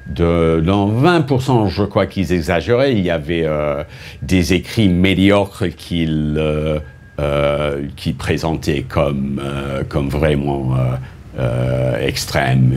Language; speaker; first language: French; non-native, fluent; English